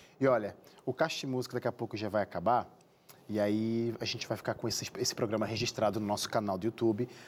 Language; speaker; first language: Portuguese; native; Portuguese